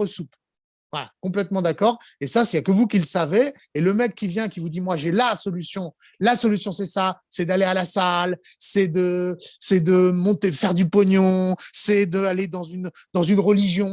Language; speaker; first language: French; native; French